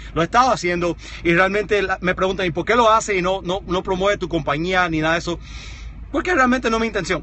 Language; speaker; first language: Spanish; early bilingual, heritage; Spanish